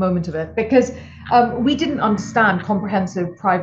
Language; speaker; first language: English; non-native, local second language; Punjabi